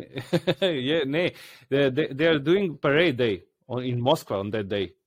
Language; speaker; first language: English; non-native, learner; Croatian